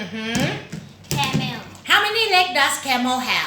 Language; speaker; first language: English; non-native, fluent; Thai